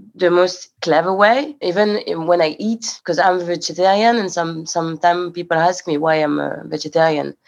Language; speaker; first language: English; non-native, fluent; French